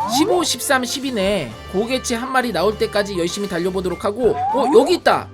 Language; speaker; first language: Korean; native; Korean